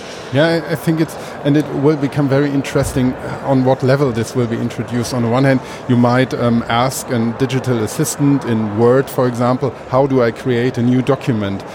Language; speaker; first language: English; non-native, fluent; German